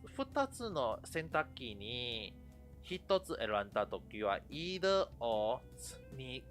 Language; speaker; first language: Japanese; non-native, fluent; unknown